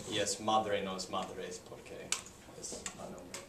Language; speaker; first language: Spanish; non-native, learner; English